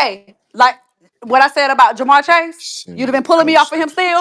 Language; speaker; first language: English; native; English